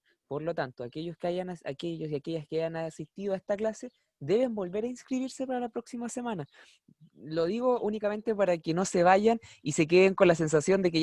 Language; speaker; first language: Spanish; native; Spanish